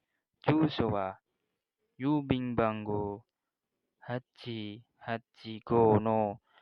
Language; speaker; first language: Japanese; non-native, learner; Indonesian